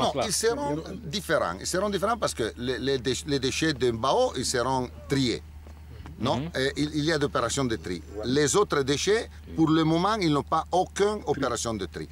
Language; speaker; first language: French; non-native, fluent; Italian